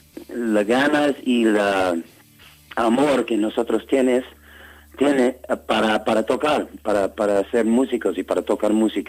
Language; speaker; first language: Spanish; non-native, learner; English